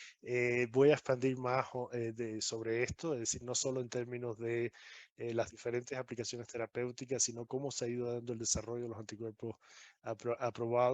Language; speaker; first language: Spanish; native; Spanish